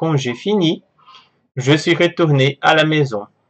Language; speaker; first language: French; non-native, fluent; Portuguese